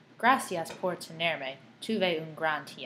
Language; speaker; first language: Spanish; non-native, learner; English